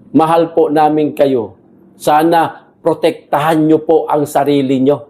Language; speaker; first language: Filipino; non-native, local second language; Cebuano